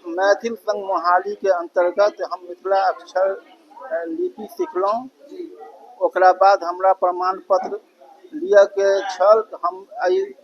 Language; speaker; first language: Maithili; non-native, local second language; Urdu